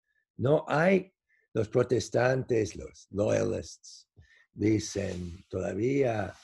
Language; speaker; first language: Spanish; non-native, fluent; English